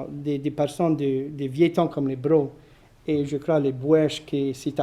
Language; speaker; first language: French; non-native, local second language; English